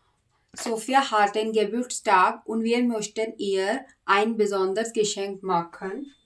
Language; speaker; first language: German; non-native, learner; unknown